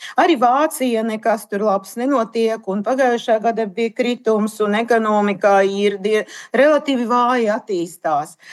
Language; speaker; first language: Latvian; non-native, local second language; Russian